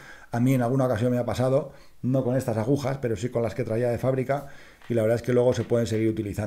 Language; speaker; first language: Spanish; native; Spanish